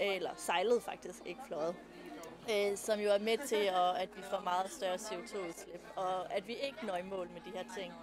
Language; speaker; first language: Danish; native; Danish